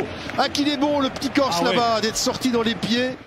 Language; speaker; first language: French; native; French